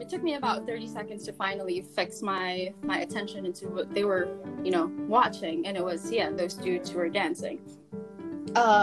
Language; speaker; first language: English; non-native, local second language; Filipino